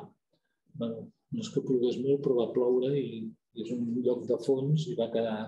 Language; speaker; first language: Catalan; native; Catalan